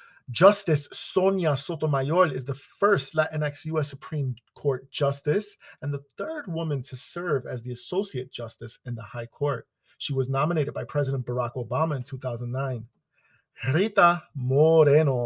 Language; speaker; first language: English; early bilingual, other home language; Spanish